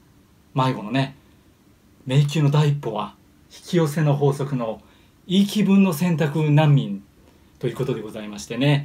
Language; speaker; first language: Japanese; native; Japanese